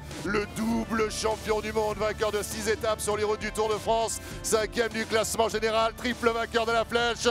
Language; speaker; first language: French; native; French